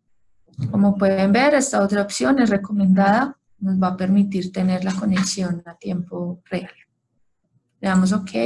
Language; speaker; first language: Spanish; native; Spanish